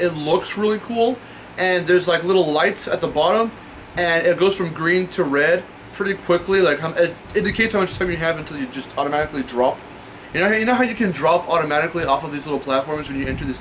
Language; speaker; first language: English; native; English